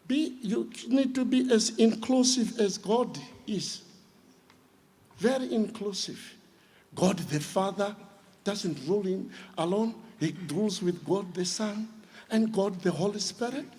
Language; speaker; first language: English; non-native, local second language; Shona